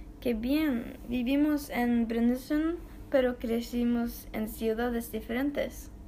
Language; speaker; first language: Spanish; non-native, learner; Norwegian